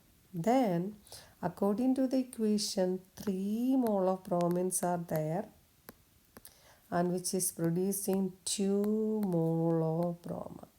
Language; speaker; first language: English; non-native, local second language; Malayalam